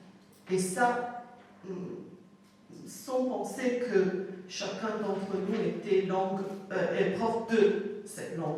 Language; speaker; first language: French; non-native, fluent; Italian